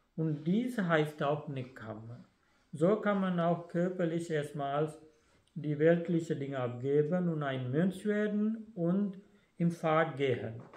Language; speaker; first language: German; non-native, fluent; Sinhala